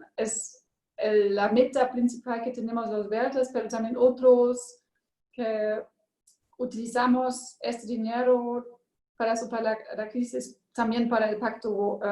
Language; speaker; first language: Spanish; non-native, learner; German